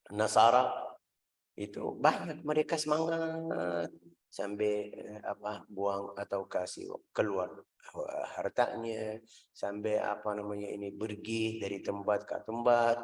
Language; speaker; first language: Indonesian; non-native, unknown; Arabic